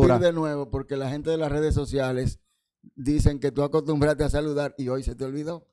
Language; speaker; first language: Spanish; native; Spanish